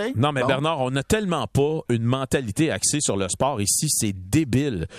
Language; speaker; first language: French; native; French